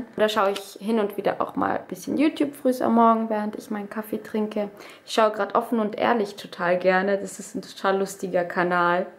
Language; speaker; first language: German; early bilingual, other home language; Russian